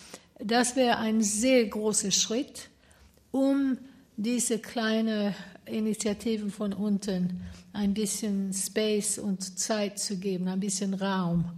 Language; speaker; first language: German; non-native, fluent; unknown